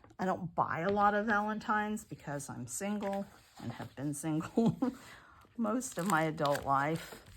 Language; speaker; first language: English; native; English